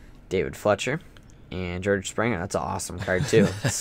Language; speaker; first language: English; native; English